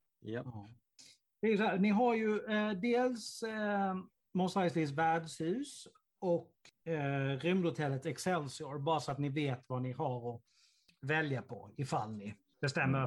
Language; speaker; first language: Swedish; native; Swedish